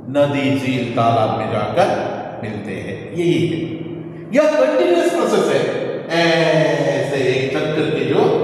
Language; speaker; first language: Hindi; non-native, local second language; Kannada